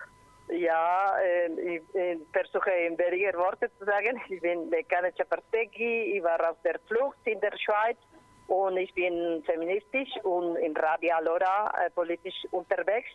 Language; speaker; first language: German; non-native, learner; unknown